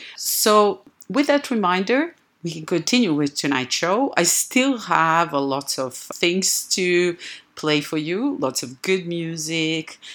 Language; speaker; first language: English; non-native, fluent; Serbian